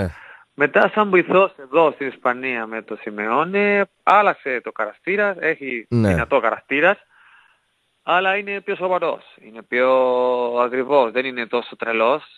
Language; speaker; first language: Greek; non-native, fluent; Spanish